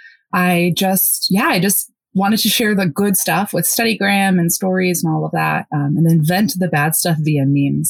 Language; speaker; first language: English; early bilingual, other home language; Polish